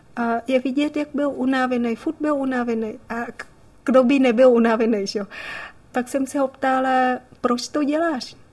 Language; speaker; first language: Czech; non-native, fluent; Vietnamese